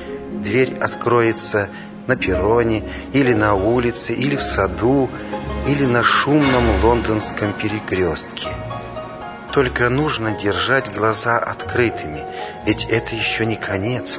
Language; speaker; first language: Russian; native; Russian